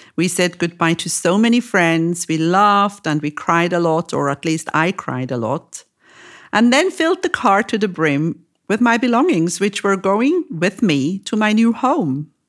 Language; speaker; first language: English; non-native, fluent; German